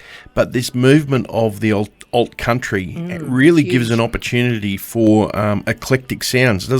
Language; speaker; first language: English; native; English